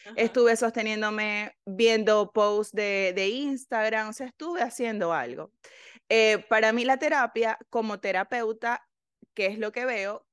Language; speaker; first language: Spanish; native; Spanish